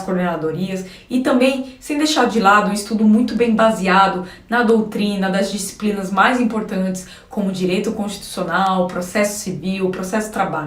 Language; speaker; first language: Portuguese; native; Portuguese